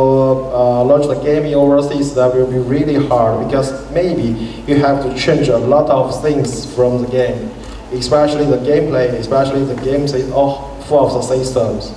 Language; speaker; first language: English; non-native, fluent; Chinese